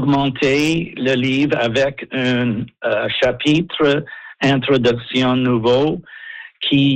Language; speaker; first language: French; non-native, local second language; English